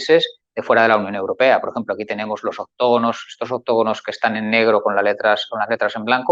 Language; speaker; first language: Spanish; native; Spanish